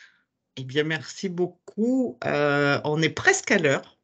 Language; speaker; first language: French; native; French